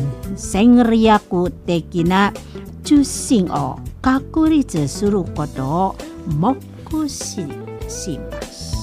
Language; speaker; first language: Japanese; non-native, learner; Indonesian